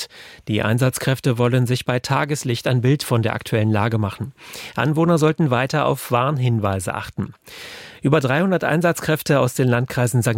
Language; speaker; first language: German; native; German